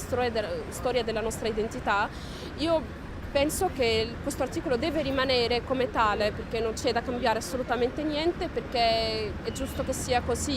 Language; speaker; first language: Italian; non-native, fluent; Arabic